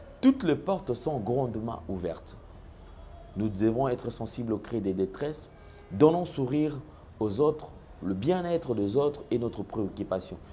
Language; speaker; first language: French; non-native, local second language; Lingala